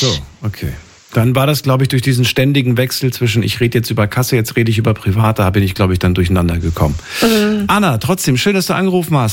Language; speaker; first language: German; native; German